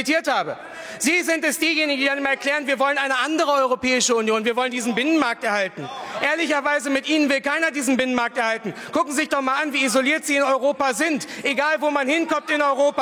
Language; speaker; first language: German; native; German